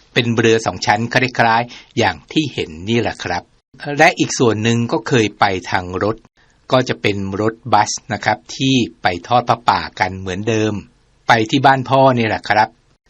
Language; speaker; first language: Thai; native; Thai